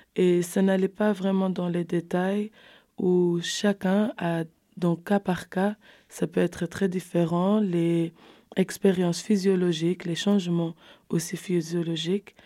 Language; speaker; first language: French; non-native, fluent; Kabuverdianu